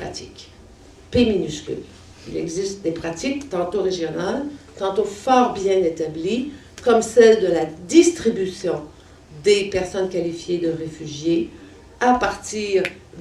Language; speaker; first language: French; native; French